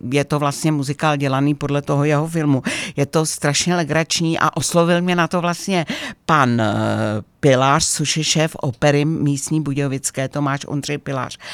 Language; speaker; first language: Czech; native; Czech